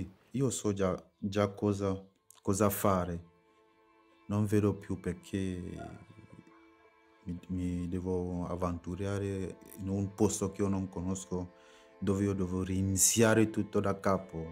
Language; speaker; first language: Italian; non-native, fluent; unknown